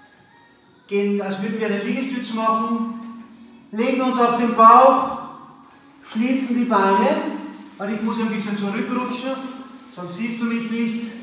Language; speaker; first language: German; native; German